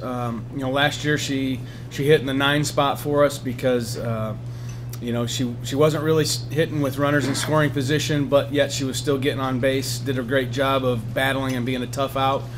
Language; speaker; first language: English; native; English